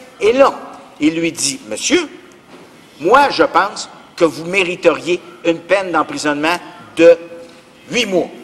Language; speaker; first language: French; native; French